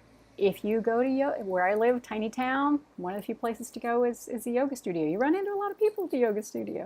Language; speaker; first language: English; native; English